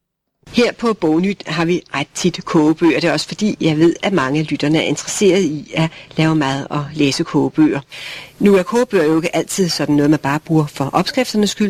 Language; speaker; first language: Danish; native; Danish